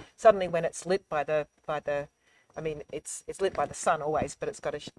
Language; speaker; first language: English; native; English